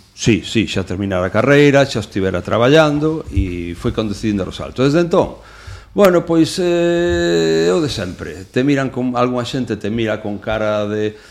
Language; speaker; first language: Galician; non-native, local second language; Spanish